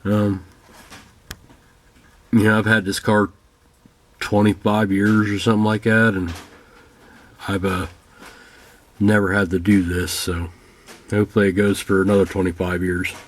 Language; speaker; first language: English; native; English